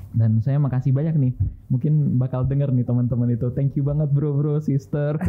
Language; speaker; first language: Indonesian; native; Indonesian